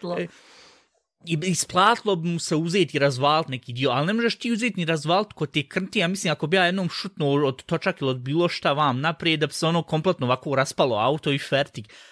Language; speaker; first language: Bosnian; early bilingual, heritage; Bosnian